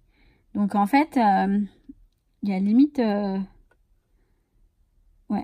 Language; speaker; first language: French; native; French